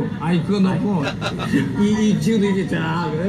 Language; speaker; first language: Korean; native; Korean